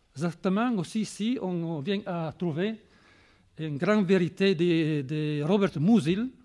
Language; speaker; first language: French; non-native, fluent; Italian